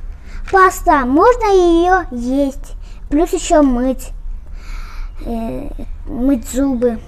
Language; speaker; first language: Russian; non-native, local second language; Kyrgyz